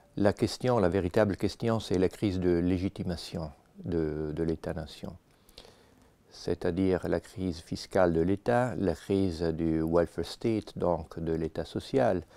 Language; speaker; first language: French; non-native, fluent; Italian